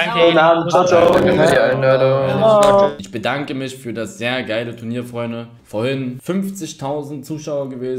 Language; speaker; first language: German; native; German